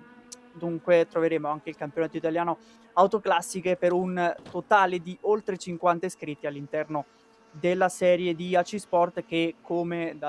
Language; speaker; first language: Italian; native; Italian